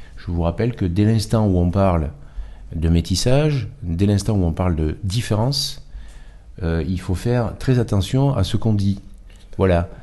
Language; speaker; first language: French; native; French